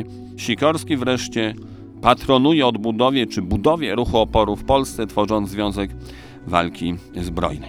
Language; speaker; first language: Polish; native; Polish